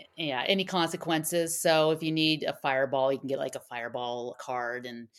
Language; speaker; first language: English; native; English